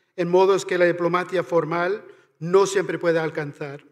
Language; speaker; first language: Spanish; non-native, fluent; Irish